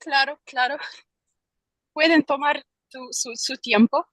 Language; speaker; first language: Spanish; non-native, learner; Russian